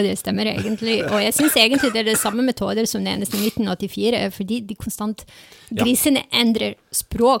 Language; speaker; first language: Norwegian; non-native, fluent; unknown